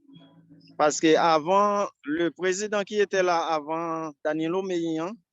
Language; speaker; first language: French; non-native, local second language; Haitian Creole